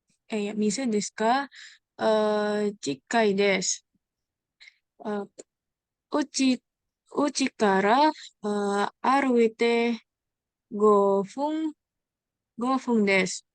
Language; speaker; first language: Japanese; non-native, learner; Indonesian